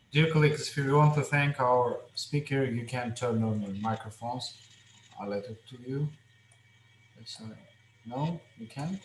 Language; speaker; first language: English; non-native, fluent; Russian